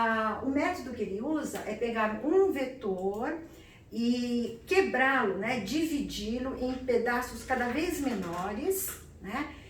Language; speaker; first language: Portuguese; native; Portuguese